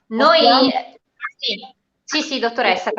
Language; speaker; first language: Italian; native; Italian